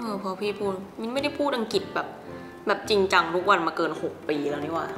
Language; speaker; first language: Thai; native; Thai